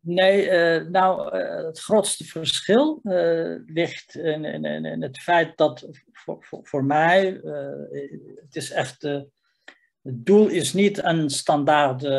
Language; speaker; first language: Dutch; non-native, fluent; Riffian